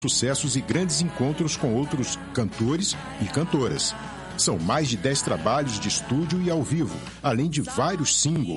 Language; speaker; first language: Portuguese; native; Portuguese